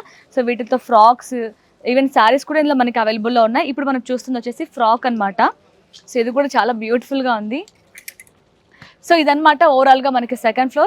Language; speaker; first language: Telugu; native; Telugu